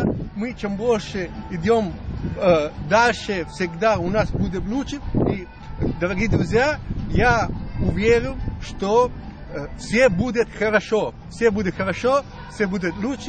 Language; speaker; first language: Russian; non-native, learner; Italian